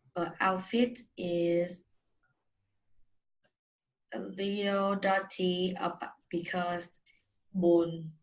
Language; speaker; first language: English; non-native, learner; Vietnamese